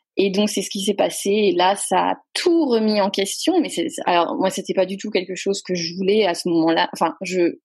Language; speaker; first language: French; native; French